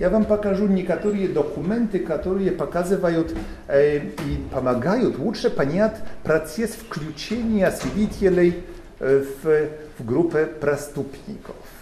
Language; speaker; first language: Russian; non-native, learner; Polish